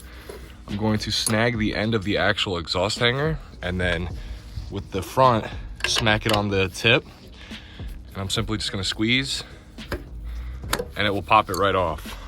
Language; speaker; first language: English; native; English